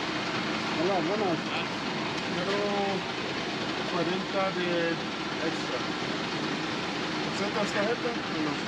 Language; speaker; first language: Spanish; non-native, learner; English